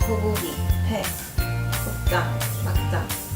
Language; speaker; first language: Korean; non-native, learner; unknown